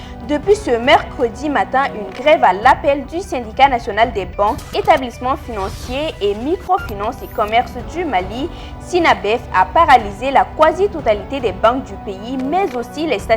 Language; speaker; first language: French; non-native, local second language; Bambara